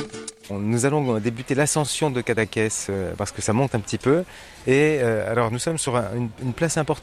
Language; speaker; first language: French; native; French